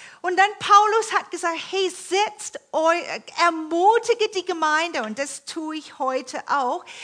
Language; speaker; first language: German; non-native, fluent; English